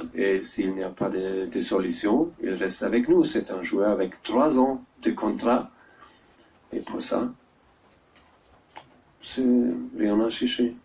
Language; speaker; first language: French; non-native, learner; German